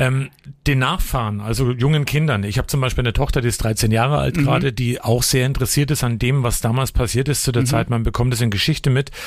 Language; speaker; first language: German; native; German